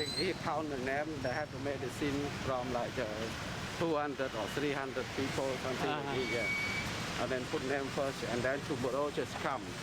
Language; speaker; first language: English; non-native, learner; Khmer